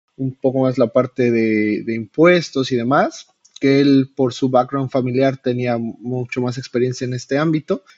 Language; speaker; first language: Spanish; native; Spanish